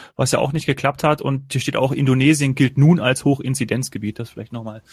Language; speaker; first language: German; native; German